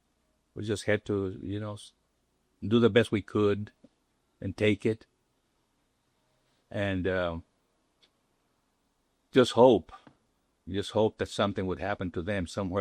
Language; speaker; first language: English; non-native, local second language; Spanish